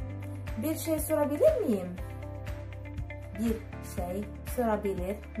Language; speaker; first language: Turkish; non-native, fluent; Arabic